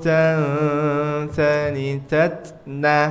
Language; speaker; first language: Arabic; non-native, fluent; Indonesian